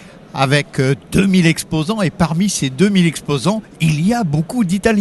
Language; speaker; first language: French; native; French